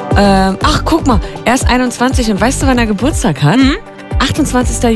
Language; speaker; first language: German; native; German